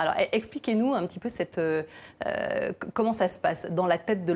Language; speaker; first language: French; native; French